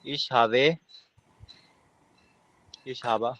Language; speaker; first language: German; non-native, learner; Hindi